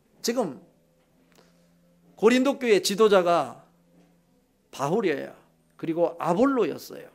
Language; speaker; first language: Korean; native; Korean